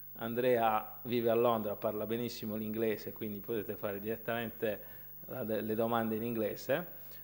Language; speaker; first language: Italian; native; Italian